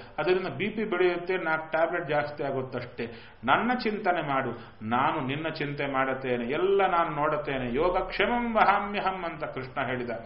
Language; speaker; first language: Kannada; native; Kannada